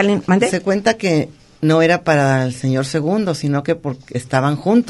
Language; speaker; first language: Spanish; native; Spanish